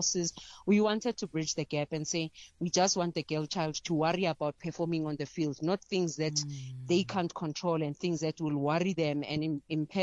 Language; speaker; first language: English; non-native, local second language; Zulu